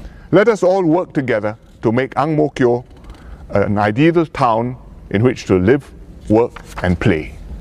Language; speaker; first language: English; non-native, local second language; Chinese